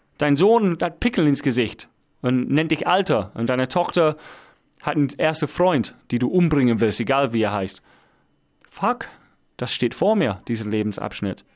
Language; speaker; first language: German; non-native, fluent; English